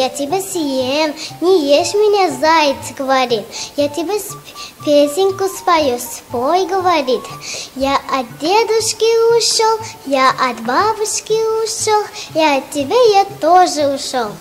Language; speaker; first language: Russian; non-native, local second language; Tajik